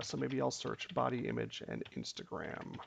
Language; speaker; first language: English; native; English